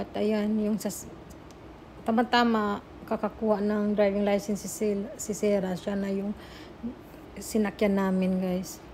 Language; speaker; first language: Filipino; native; Filipino